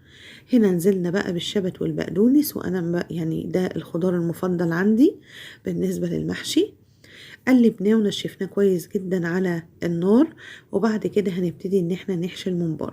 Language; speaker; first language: Arabic; native; Arabic